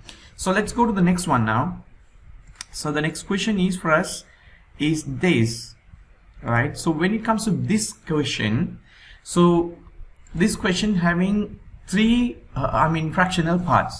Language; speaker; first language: English; non-native, local second language; Sinhala